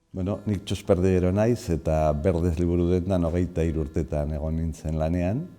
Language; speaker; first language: Basque; native; Basque